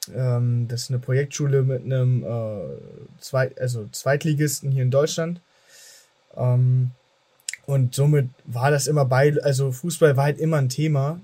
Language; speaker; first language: German; native; German